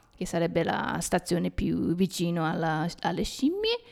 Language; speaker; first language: Italian; non-native, fluent; Japanese